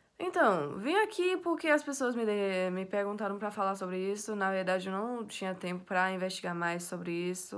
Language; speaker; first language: Portuguese; non-native, fluent; English